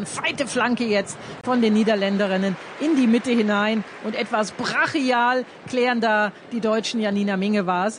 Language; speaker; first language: German; native; German